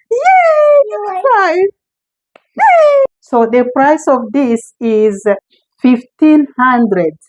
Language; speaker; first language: English; non-native, fluent; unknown